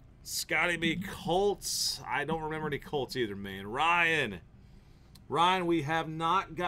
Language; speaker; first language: English; native; English